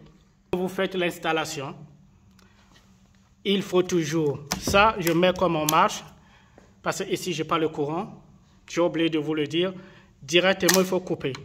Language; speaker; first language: French; non-native, local second language; Arabic